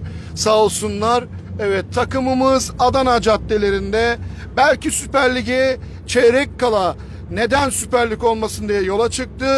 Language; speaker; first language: Turkish; native; Turkish